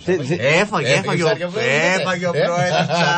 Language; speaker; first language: Greek; native; Greek